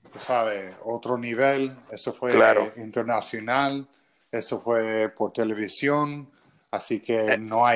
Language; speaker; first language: Spanish; early bilingual, other home language; English